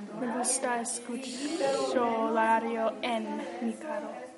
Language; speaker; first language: Spanish; non-native, learner; English